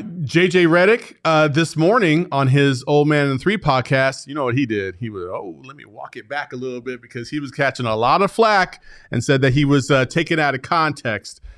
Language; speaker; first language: English; native; English